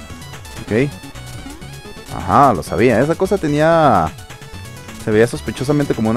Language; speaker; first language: Spanish; native; Spanish